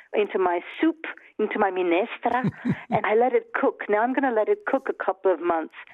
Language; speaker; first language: English; early bilingual, other home language; German